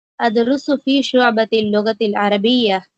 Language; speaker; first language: Arabic; non-native, learner; Tamil